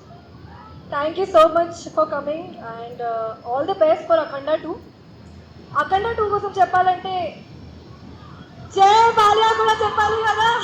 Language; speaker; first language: Telugu; non-native, local second language; Hindi